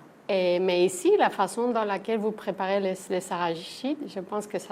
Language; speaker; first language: French; non-native, fluent; Spanish